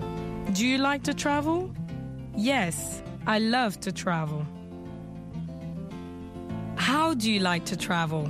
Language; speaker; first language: English; non-native, fluent; French